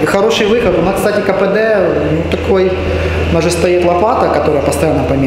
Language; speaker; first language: Russian; native; Russian